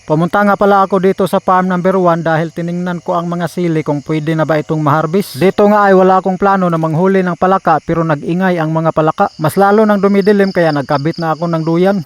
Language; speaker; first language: Filipino; non-native, local second language; Cebuano